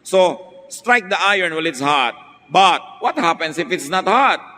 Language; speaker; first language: English; non-native, local second language; Filipino